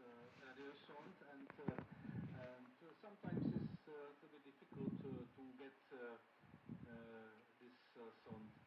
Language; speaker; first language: English; non-native, learner; Czech